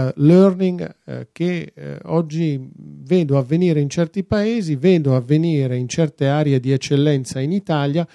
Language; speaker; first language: Italian; non-native, fluent; Dutch